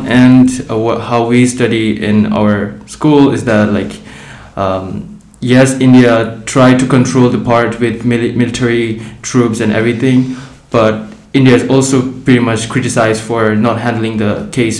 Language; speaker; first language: English; non-native, local second language; Tibetan